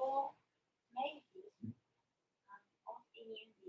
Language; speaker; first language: English; non-native, learner; Japanese